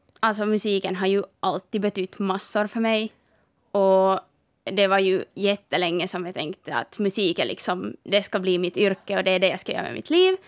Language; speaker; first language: Swedish; native; Swedish